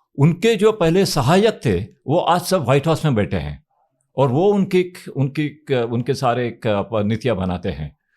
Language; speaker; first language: Hindi; non-native, local second language; Marathi